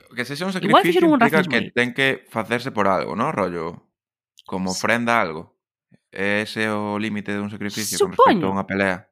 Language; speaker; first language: Galician; non-native, local second language; Spanish